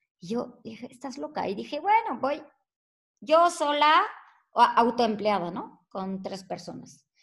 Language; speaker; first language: Spanish; non-native, fluent; French